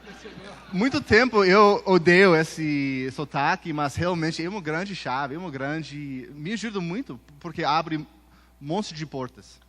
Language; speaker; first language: Portuguese; early bilingual, heritage; Portuguese